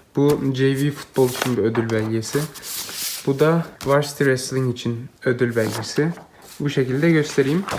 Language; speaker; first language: Turkish; native; Turkish